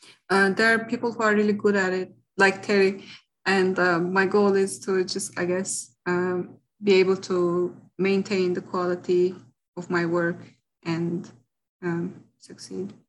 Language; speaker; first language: English; non-native, fluent; Turkish